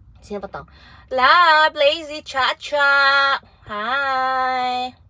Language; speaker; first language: Filipino; non-native, local second language; Waray